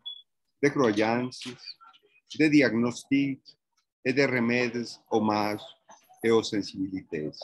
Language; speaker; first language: French; non-native, fluent; Spanish